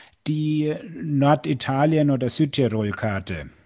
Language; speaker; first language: German; native; German